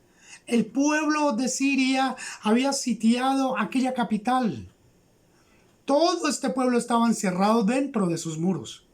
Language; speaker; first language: Spanish; native; Spanish